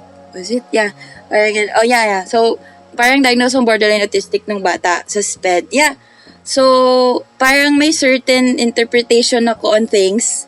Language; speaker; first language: Filipino; non-native, local second language; Cebuano